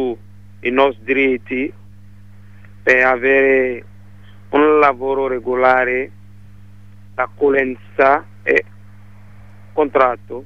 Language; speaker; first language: Italian; non-native, learner; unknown